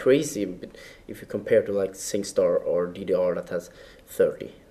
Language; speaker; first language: English; non-native, fluent; Swedish